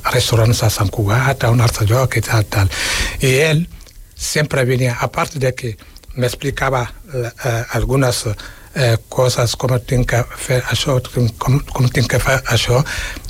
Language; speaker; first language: Catalan; non-native, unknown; Wolof